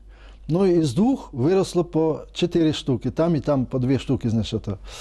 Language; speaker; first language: Russian; non-native, local second language; Ukrainian